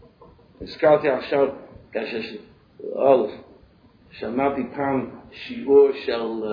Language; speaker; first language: Hebrew; non-native, fluent; English